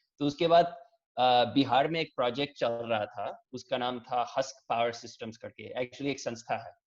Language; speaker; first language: Hindi; early bilingual, heritage; English